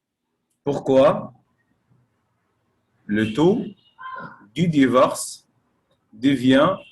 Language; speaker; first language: French; non-native, fluent; Arabic